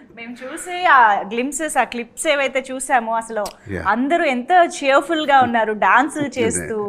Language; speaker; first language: Telugu; native; Telugu